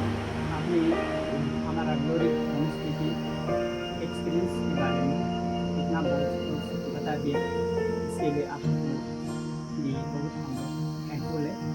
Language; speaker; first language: Hindi; non-native, local second language; Nepali